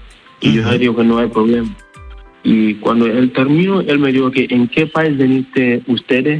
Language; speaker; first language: Spanish; non-native, learner; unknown